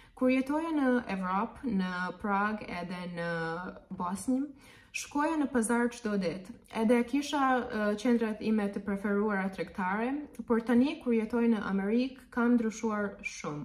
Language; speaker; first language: Albanian; non-native, learner; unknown